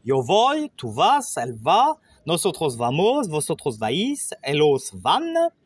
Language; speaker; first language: Spanish; non-native, learner; French